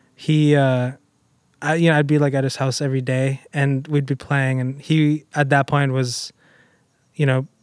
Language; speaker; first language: English; early bilingual, other home language; German